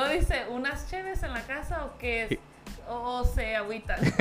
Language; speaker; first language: Spanish; early bilingual, heritage; Spanish